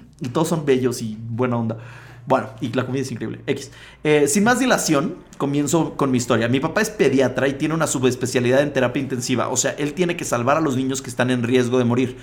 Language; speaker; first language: Spanish; native; Spanish